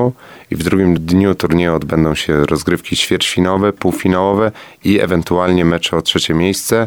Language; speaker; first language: Polish; native; Polish